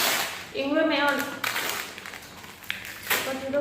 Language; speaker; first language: Chinese; non-native, learner; Indonesian